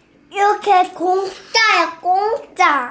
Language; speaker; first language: Korean; early bilingual, other home language; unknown